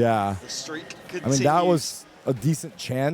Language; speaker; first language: English; native; English